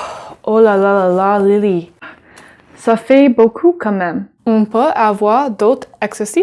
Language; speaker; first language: French; non-native, learner; English